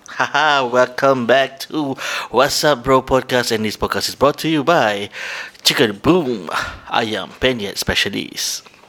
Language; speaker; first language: English; non-native, local second language; Malay